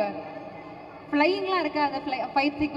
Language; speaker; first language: Tamil; native; Tamil